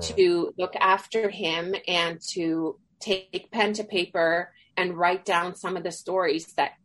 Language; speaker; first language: English; early bilingual, other home language; Swedish